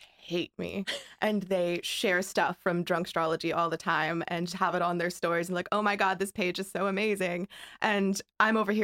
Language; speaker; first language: English; native; English